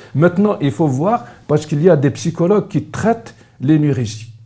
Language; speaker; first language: French; non-native, local second language; Arabic